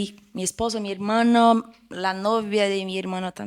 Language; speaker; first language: Spanish; non-native, fluent; Portuguese